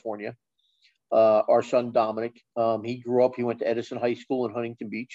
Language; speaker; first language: English; native; English